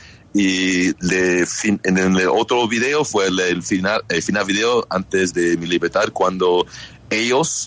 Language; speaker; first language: Spanish; non-native, learner; English